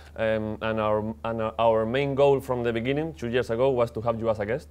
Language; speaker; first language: English; non-native, fluent; Spanish